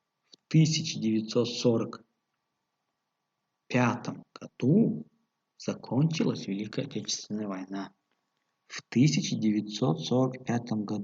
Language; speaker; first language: Russian; non-native, local second language; Tajik